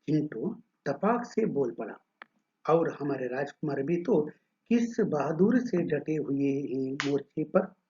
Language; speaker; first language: Hindi; non-native, local second language; Kannada